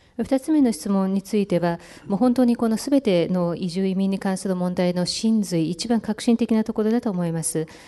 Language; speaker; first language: Japanese; native; Japanese